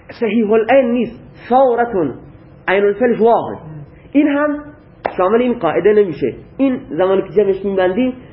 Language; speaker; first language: Persian; native; Persian